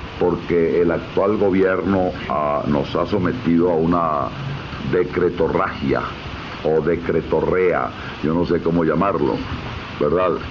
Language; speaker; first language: Spanish; native; Spanish